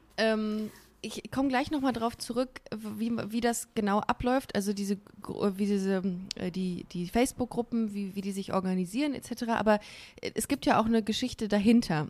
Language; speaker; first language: German; native; German